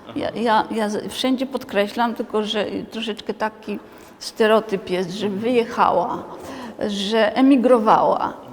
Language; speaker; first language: Polish; native; Polish